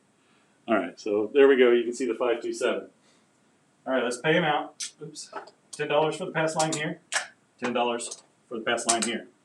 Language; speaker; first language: English; native; English